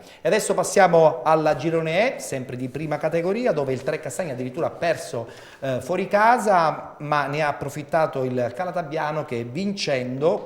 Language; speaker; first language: Italian; native; Italian